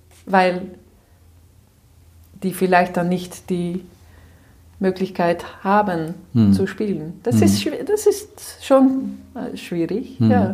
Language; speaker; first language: German; non-native, fluent; Dutch